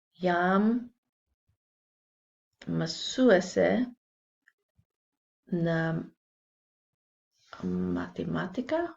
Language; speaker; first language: Albanian; non-native, learner; English